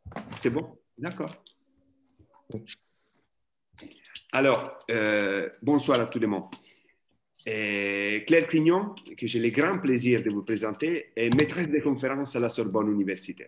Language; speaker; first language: French; non-native, fluent; Italian